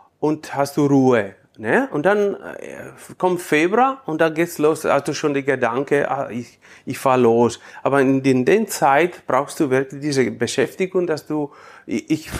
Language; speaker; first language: German; non-native, fluent; Italian